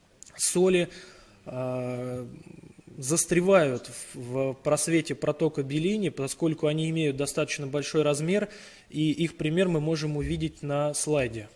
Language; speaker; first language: Russian; native; Russian